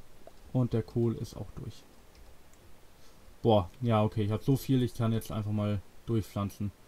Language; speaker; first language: German; native; German